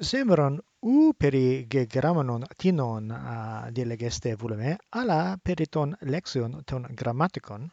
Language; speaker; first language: Greek; non-native, learner; English